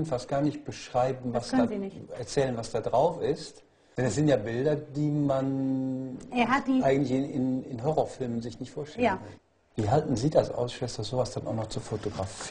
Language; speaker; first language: German; native; German